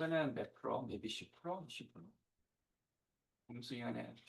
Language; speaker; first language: Korean; non-native, learner; English